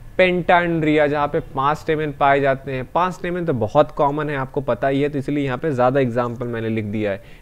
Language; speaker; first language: Hindi; native; Hindi